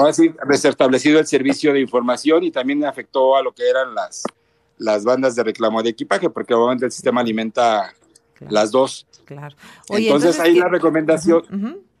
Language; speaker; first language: Spanish; native; Spanish